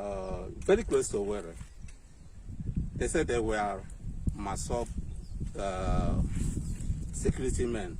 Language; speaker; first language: English; non-native, local second language; Igbo